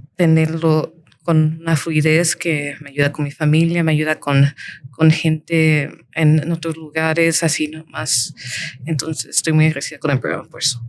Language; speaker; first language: Spanish; early bilingual, heritage; Spanish